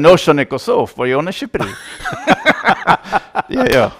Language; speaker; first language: Albanian; non-native, learner; German